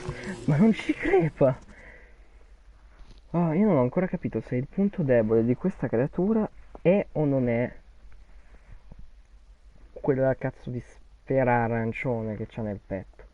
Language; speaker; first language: Italian; native; Italian